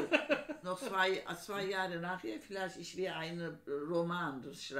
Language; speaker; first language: German; non-native, learner; Turkish